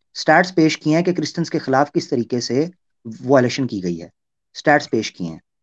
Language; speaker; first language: Hindi; native; Hindi